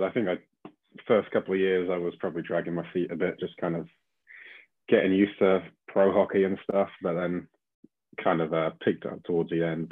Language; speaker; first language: English; native; English